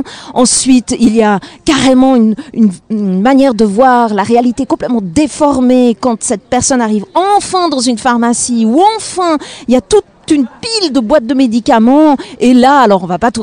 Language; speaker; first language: French; native; French